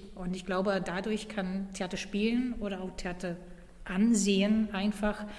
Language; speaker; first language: German; non-native, fluent; English